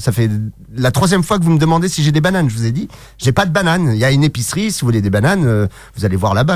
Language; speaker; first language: French; native; French